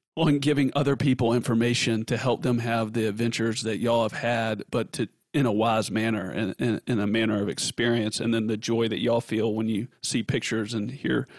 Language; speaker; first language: English; native; English